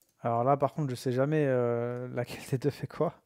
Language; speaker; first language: French; native; French